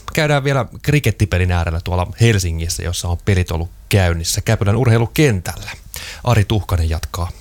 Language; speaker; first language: Finnish; native; Finnish